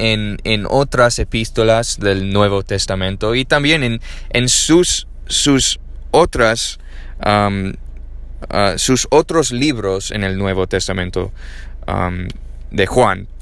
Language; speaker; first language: Spanish; non-native, learner; English